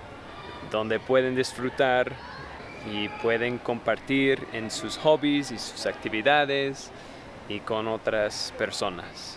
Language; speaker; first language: Spanish; non-native, fluent; English